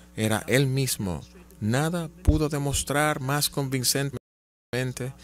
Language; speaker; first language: Spanish; non-native, fluent; Malayalam